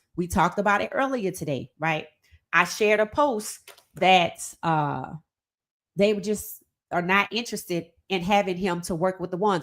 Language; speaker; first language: English; native; English